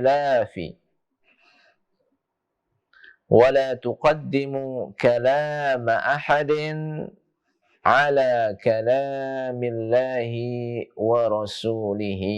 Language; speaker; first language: Arabic; non-native, fluent; Indonesian